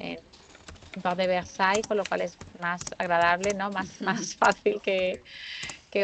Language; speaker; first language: Spanish; native; Spanish